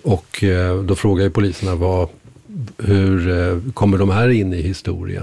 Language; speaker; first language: Swedish; native; Swedish